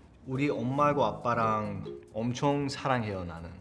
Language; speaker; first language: Korean; non-native, learner; English